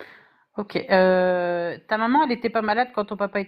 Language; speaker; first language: French; native; French